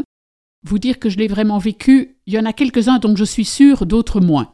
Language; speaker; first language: French; native; French